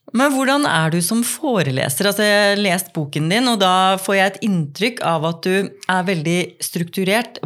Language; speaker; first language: Norwegian; native; Norwegian